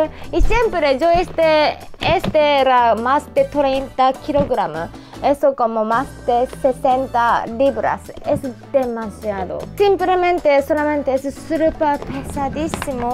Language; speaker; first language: Spanish; non-native, learner; Japanese